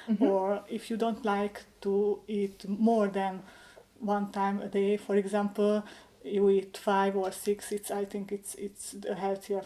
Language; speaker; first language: English; non-native, learner; Hungarian